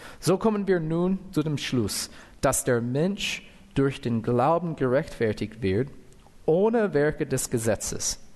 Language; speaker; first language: German; non-native, fluent; English